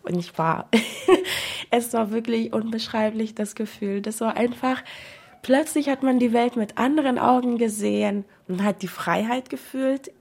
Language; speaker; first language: German; non-native, fluent; Arabic